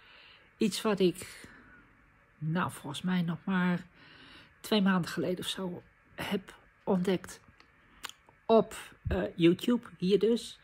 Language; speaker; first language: Dutch; native; Dutch